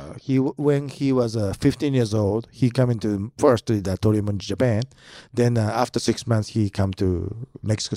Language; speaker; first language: English; non-native, learner; Japanese